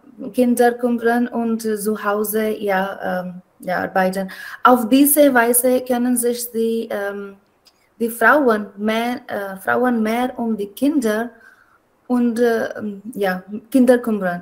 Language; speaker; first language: German; non-native, learner; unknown